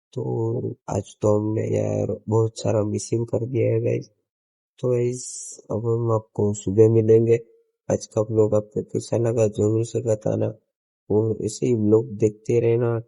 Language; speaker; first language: Hindi; non-native, local second language; Gujarati